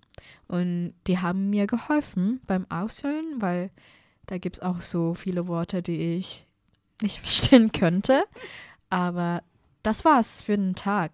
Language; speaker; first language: German; non-native, fluent; Indonesian